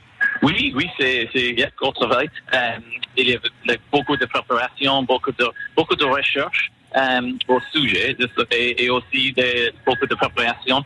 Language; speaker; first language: French; non-native, learner; English